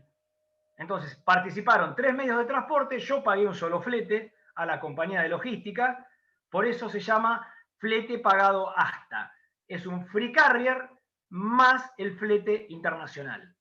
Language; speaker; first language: Spanish; native; Spanish